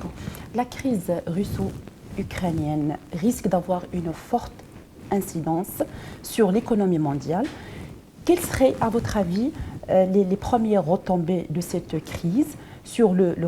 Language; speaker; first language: French; non-native, local second language; Arabic